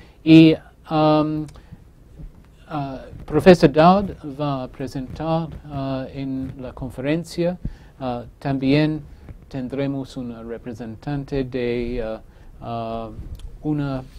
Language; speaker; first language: Spanish; non-native, fluent; English